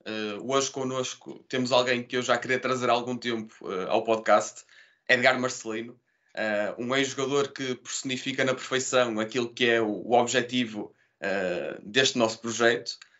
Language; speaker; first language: Portuguese; native; Portuguese